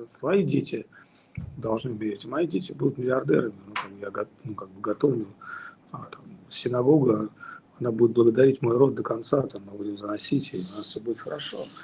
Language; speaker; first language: Russian; native; Russian